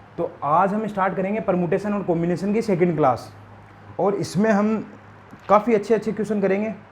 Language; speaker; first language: Hindi; native; Hindi